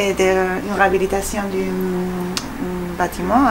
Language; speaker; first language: French; non-native, fluent; Spanish